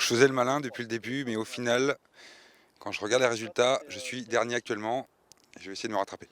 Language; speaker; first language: French; native; French